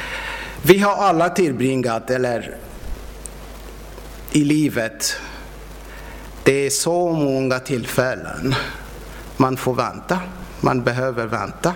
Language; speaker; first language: Swedish; non-native, fluent; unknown